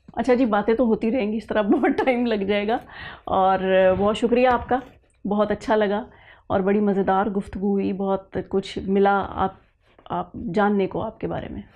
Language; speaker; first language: Urdu; native; Urdu